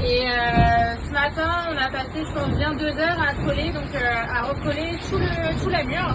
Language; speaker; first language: French; native; French